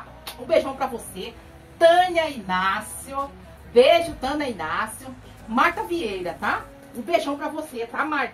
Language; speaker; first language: Portuguese; native; Portuguese